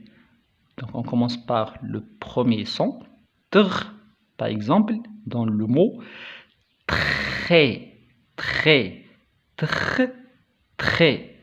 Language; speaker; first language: French; non-native, local second language; Arabic